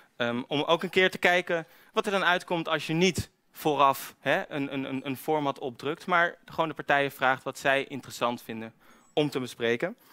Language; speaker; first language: Dutch; native; Dutch